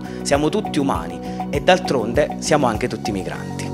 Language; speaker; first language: Italian; native; Italian